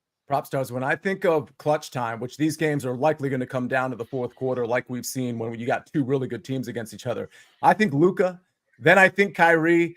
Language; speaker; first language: English; native; English